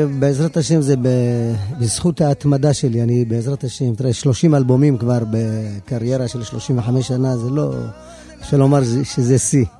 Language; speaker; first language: Hebrew; native; Hebrew